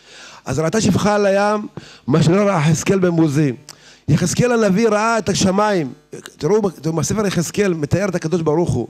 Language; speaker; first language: Hebrew; native; Hebrew